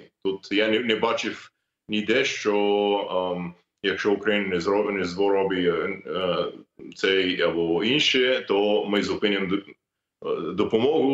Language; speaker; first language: Ukrainian; non-native, fluent; English